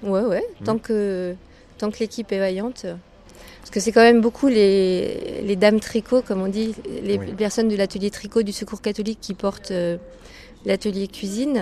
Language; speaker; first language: French; native; French